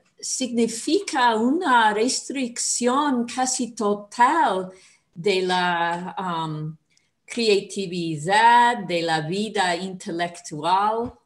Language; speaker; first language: Spanish; non-native, fluent; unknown